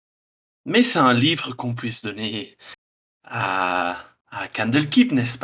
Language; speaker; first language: French; non-native, fluent; Dutch